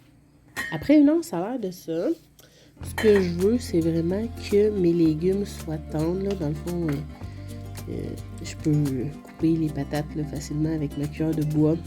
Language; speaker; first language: French; native; French